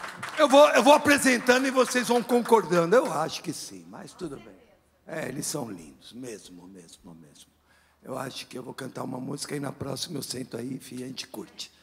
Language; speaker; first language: Portuguese; non-native, fluent; English